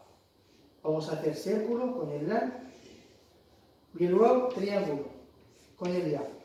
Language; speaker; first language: Spanish; non-native, fluent; Arabic